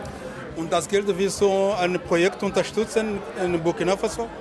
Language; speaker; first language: German; non-native, learner; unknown